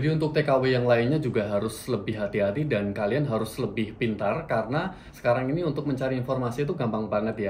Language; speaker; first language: Indonesian; native; Indonesian